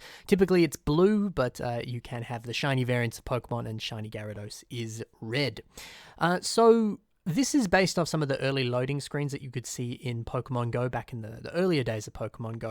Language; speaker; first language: English; native; English